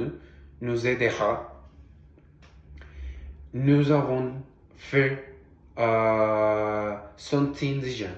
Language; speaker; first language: French; non-native, learner; Portuguese